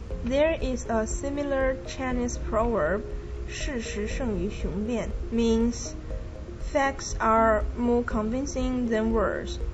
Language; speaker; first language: English; non-native, fluent; Chinese